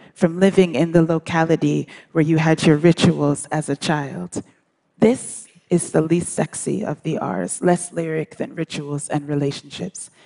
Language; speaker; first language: English; native; English